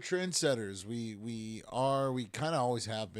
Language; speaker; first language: English; native; English